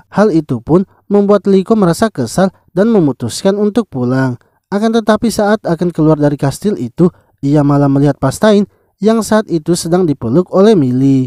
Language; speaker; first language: Indonesian; native; Indonesian